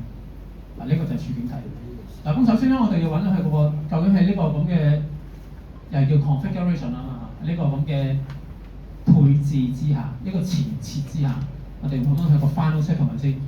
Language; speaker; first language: Cantonese; native; Cantonese